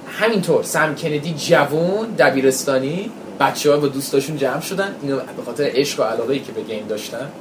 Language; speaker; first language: Persian; early bilingual, heritage; Persian